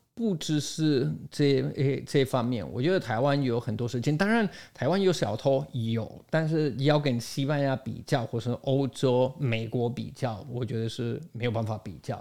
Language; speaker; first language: Chinese; non-native, fluent; Spanish